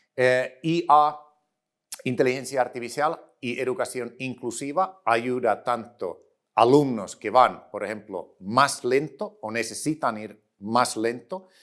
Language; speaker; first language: Spanish; non-native, fluent; Finnish